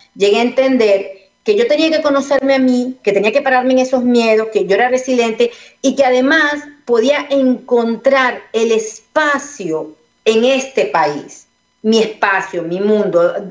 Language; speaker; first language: Spanish; native; Spanish